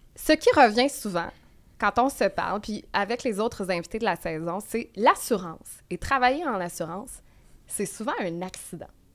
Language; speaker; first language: French; native; French